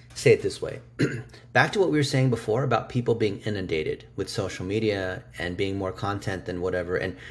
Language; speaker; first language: English; early bilingual, other home language; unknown